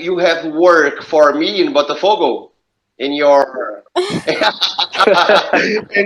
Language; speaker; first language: English; non-native, learner; Portuguese